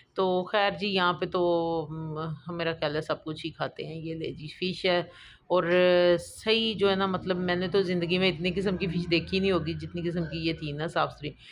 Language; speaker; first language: Urdu; non-native, local second language; Punjabi